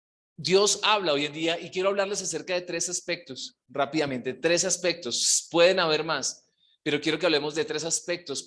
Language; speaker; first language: Spanish; native; Spanish